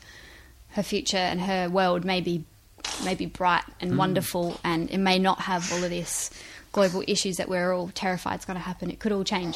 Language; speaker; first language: English; native; English